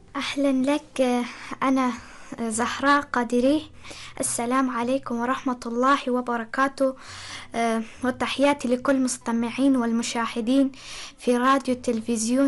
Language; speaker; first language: Arabic; non-native, learner; Persian